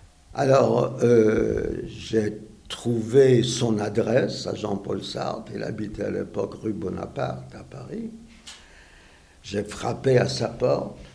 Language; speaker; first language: French; non-native, fluent; Yiddish